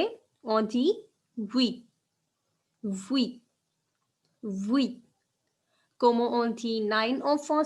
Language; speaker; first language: French; non-native, fluent; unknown